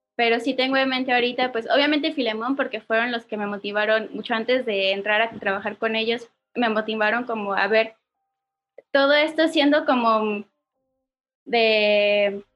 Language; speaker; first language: Spanish; native; Spanish